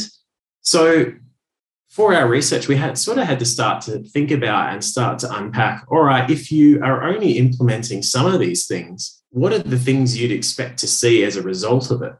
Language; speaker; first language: English; native; English